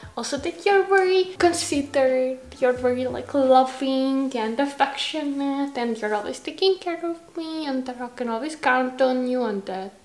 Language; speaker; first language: English; non-native, fluent; Hungarian